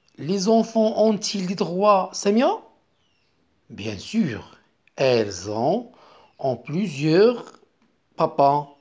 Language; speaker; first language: French; non-native, local second language; Arabic